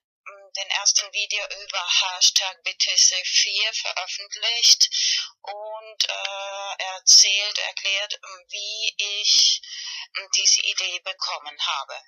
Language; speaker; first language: German; non-native, learner; Spanish